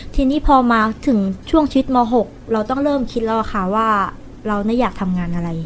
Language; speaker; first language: Thai; native; Thai